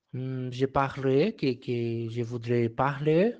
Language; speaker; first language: French; non-native, learner; Portuguese